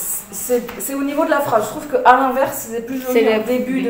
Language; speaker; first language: French; native; French